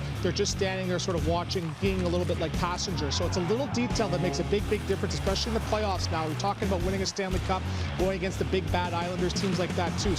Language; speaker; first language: English; native; English